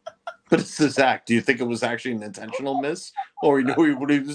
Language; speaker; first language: English; native; English